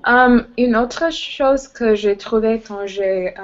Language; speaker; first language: French; non-native, learner; English